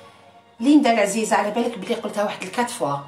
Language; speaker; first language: Arabic; native; Arabic